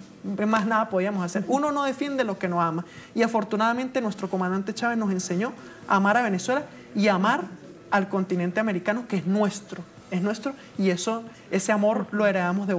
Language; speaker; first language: Spanish; native; Spanish